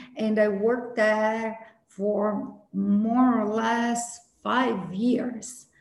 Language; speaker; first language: English; non-native, fluent; Portuguese